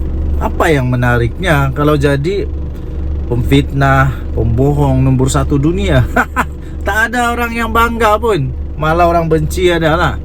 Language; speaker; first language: Malay; native; Malay